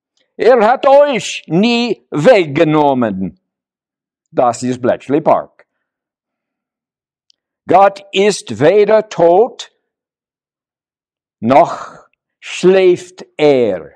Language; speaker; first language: German; non-native, learner; English